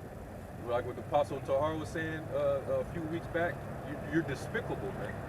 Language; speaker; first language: English; native; English